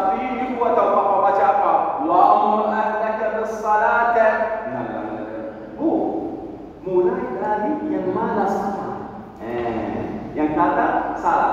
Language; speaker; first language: Indonesian; non-native, learner; Arabic